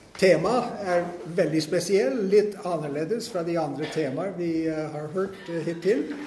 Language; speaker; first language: Norwegian; non-native, fluent; English